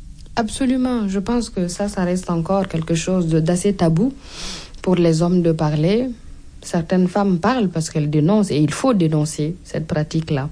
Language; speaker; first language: French; non-native, local second language; Mossi